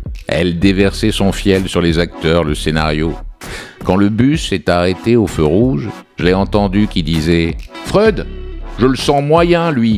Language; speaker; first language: French; native; French